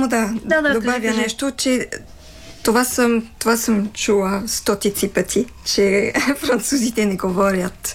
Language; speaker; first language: Bulgarian; non-native, fluent; French